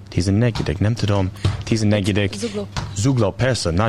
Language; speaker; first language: Hungarian; non-native, learner; English